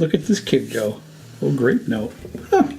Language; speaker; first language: English; native; English